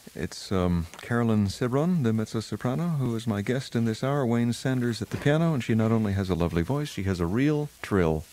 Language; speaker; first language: English; native; English